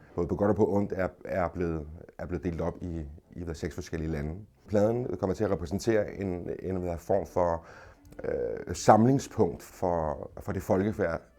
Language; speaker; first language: Danish; early bilingual, other home language; Macedonian